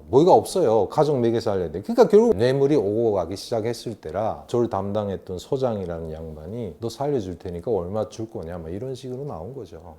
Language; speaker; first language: Korean; native; Korean